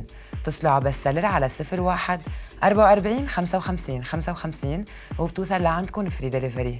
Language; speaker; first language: Arabic; native; Arabic